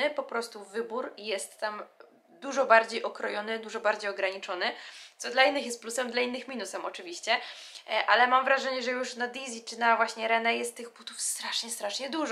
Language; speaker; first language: Polish; native; Polish